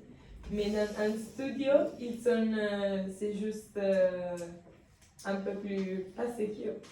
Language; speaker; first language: French; non-native, learner; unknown